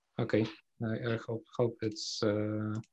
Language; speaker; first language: English; non-native, fluent; Polish